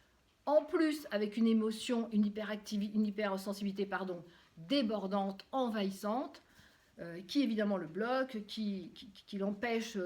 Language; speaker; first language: French; native; French